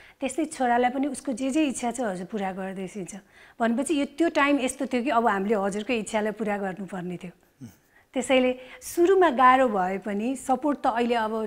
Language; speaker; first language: Nepali; native; Nepali